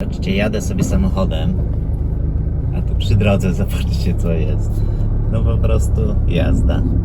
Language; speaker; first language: Polish; native; Polish